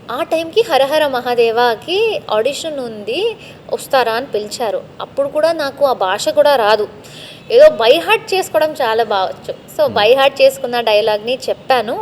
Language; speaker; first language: Telugu; non-native, local second language; Tamil